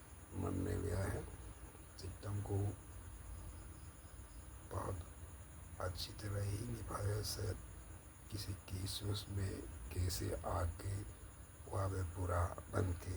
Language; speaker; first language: Hindi; non-native, local second language; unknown